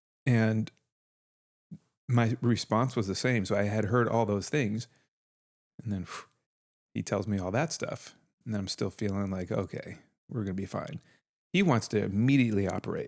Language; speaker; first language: English; native; English